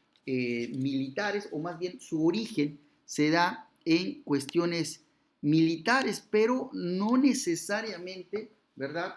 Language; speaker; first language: Spanish; native; Spanish